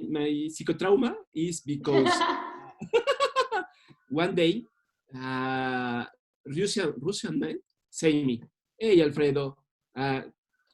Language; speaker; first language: English; non-native, learner; Spanish